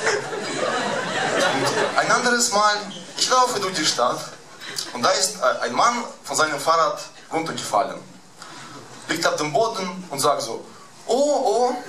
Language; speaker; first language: German; early bilingual, other home language; Russian